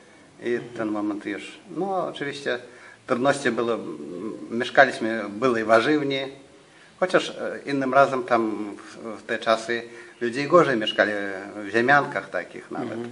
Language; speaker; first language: Polish; non-native, fluent; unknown